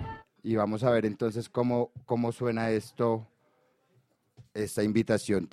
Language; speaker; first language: Spanish; native; Spanish